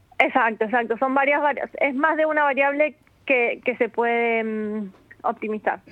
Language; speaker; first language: Spanish; native; Spanish